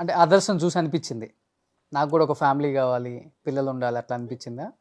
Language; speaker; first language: Telugu; native; Telugu